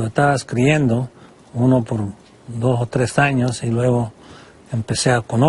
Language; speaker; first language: Spanish; non-native, fluent; English